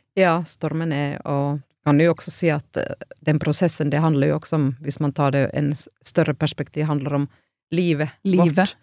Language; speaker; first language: Norwegian; non-native, fluent; Finnish